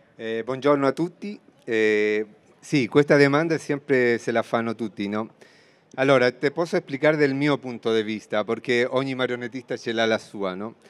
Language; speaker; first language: Italian; non-native, fluent; Spanish